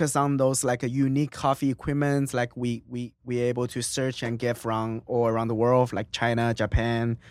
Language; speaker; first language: English; non-native, fluent; Chinese